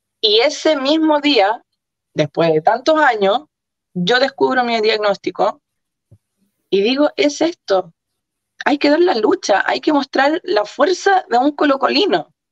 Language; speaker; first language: Spanish; early bilingual, other home language; Croatian